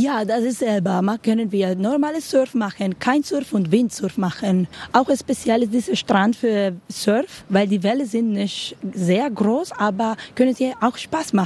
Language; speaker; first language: German; non-native, learner; Spanish